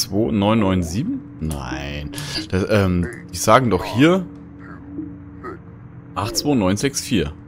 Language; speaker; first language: German; native; German